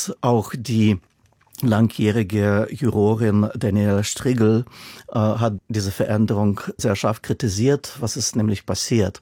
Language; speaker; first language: German; non-native, fluent; Russian